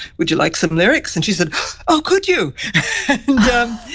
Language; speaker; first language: English; native; English